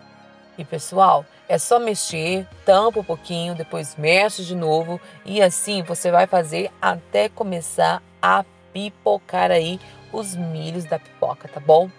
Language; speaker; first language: Portuguese; native; Portuguese